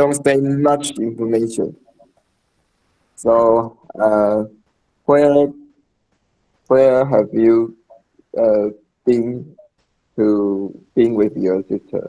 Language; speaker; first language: English; non-native, learner; Chinese